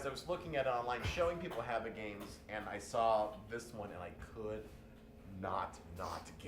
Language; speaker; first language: English; native; English